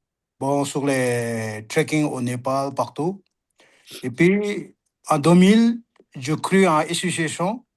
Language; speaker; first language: French; non-native, learner; Sherpa